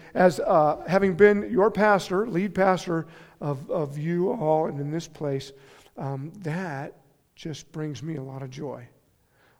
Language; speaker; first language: English; native; English